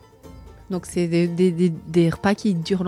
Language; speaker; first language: French; native; French